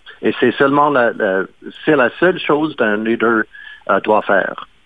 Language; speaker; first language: French; non-native, fluent; English